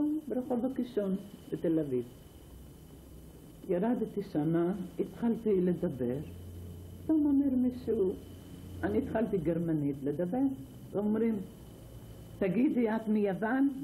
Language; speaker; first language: Hebrew; non-native, fluent; Ladino